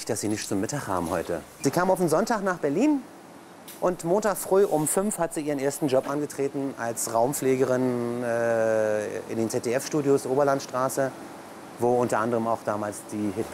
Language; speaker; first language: German; early bilingual, other home language; Turkish